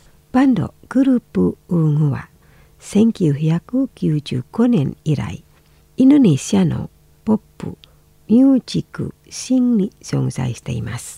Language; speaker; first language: Japanese; non-native, fluent; Indonesian